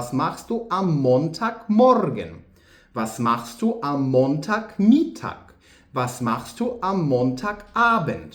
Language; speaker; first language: German; non-native, fluent; Ukrainian